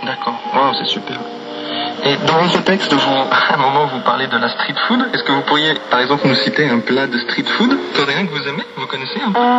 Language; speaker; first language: French; native; French